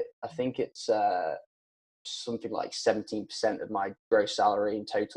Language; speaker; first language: English; native; English